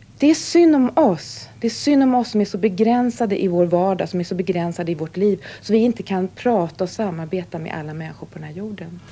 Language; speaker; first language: Swedish; native; Swedish